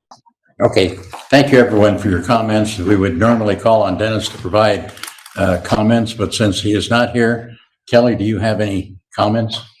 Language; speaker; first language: English; native; English